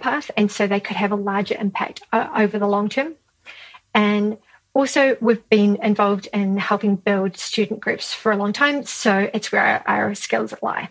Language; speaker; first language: English; native; English